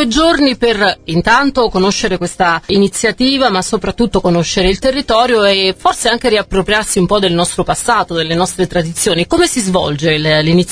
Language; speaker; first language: Italian; native; Italian